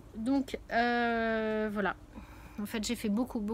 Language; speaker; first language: French; native; French